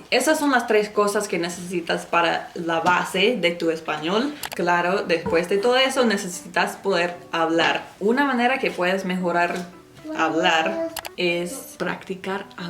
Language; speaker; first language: Spanish; non-native, fluent; English